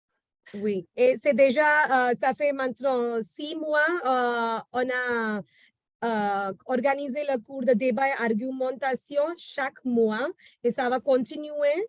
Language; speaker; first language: French; non-native, fluent; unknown